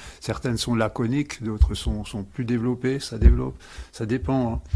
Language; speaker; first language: French; non-native, local second language; Swiss German